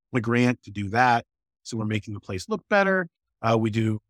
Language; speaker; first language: English; native; English